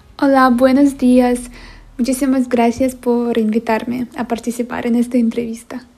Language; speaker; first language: Spanish; non-native, fluent; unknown